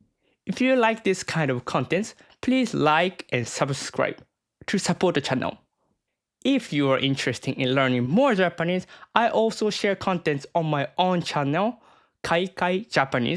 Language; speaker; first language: English; non-native, fluent; Japanese